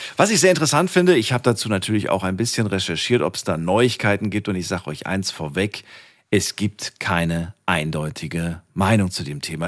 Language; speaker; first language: German; native; German